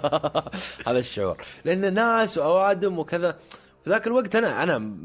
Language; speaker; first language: Arabic; native; Arabic